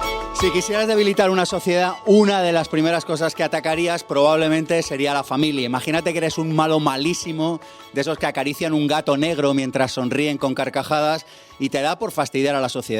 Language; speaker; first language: Spanish; native; Spanish